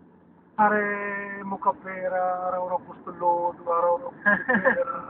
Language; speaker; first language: Filipino; non-native, learner; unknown